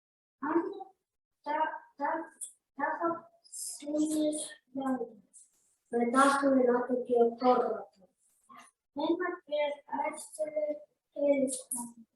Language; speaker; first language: Estonian; non-native, learner; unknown